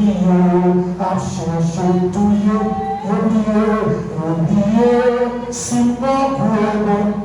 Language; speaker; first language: French; non-native, local second language; Haitian Creole